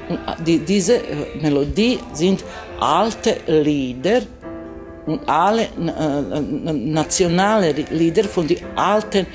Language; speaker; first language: German; non-native, learner; Serbian